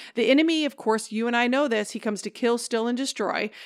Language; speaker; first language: English; native; English